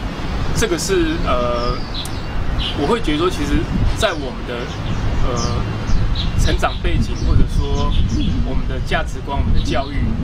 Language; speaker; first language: Chinese; native; Chinese